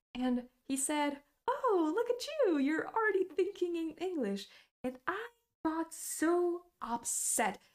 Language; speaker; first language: English; non-native, fluent; Portuguese